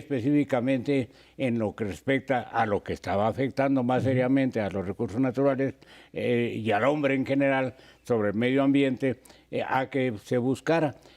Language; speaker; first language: Spanish; native; Spanish